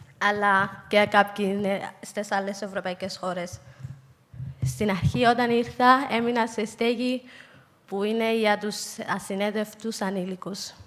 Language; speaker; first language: Greek; non-native, fluent; Somali